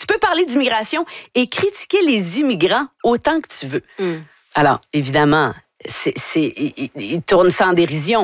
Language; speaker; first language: French; native; French